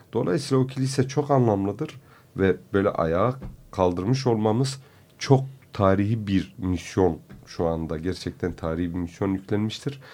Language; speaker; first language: Turkish; non-native, local second language; Kurdish